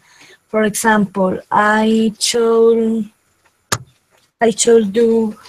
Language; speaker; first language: English; non-native, learner; Spanish